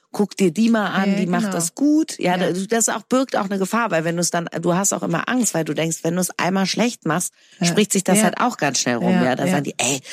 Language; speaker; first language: German; native; German